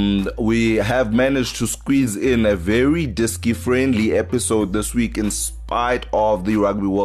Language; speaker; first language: English; non-native, local second language; Xhosa